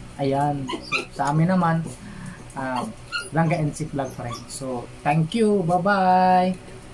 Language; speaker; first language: Filipino; non-native, local second language; Cebuano